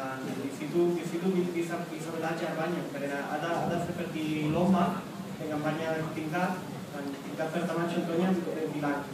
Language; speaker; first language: Indonesian; non-native, fluent; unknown